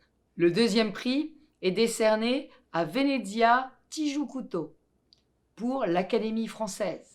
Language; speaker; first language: French; native; French